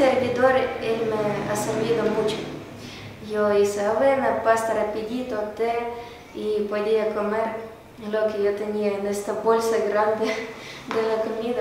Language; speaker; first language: Spanish; non-native, learner; Ukrainian